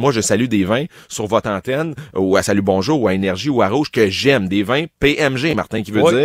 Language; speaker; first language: French; native; French